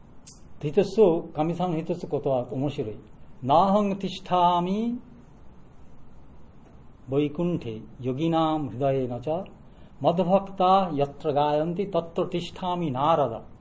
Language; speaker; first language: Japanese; non-native, fluent; Bangla